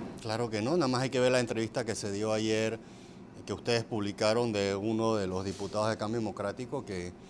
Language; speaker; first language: Spanish; native; Spanish